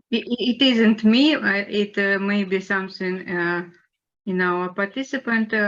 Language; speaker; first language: English; non-native, learner; Russian